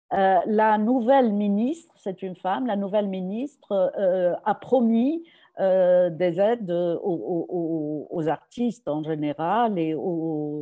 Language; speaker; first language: French; non-native, local second language; Arabic